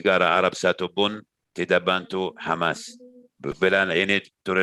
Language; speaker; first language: Indonesian; non-native, learner; Arabic